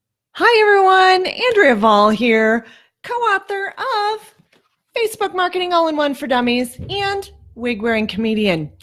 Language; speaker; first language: English; native; English